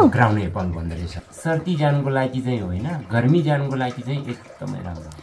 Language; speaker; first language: Nepali; non-native, local second language; Eastern Tamang